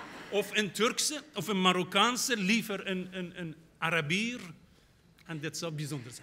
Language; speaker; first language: Dutch; non-native, fluent; Persian